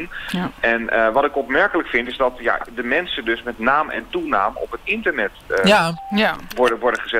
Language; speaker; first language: Dutch; native; Dutch